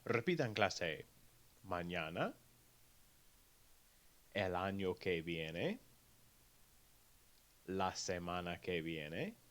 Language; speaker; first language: Spanish; non-native, fluent; English